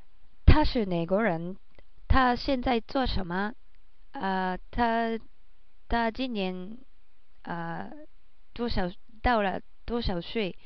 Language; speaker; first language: Chinese; non-native, learner; Japanese